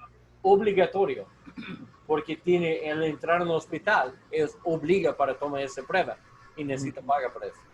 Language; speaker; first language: Spanish; non-native, learner; English